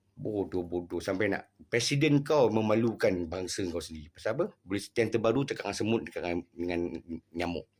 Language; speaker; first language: Malay; native; Malay